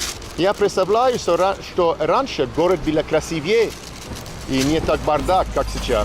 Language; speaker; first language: Russian; non-native, learner; English